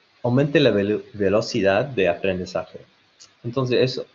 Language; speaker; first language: Spanish; non-native, learner; English